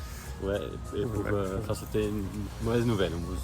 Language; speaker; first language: French; native; French